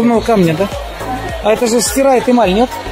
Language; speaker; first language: Russian; native; Russian